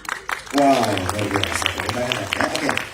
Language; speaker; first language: Indonesian; native; Indonesian